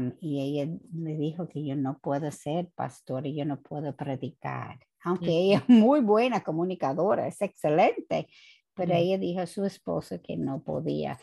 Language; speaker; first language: Spanish; non-native, fluent; English